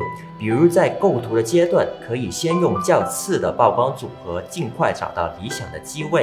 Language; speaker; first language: Chinese; non-native, local second language; Cantonese